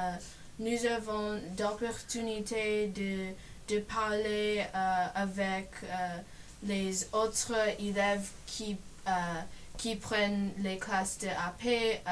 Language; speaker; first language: French; non-native, learner; English